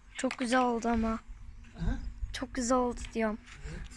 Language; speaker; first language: Turkish; early bilingual, heritage; Turkish